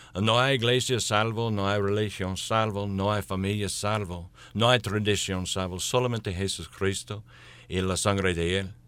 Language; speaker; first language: Spanish; non-native, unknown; English